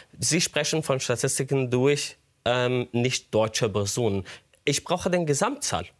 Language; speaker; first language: German; non-native, fluent; Arabic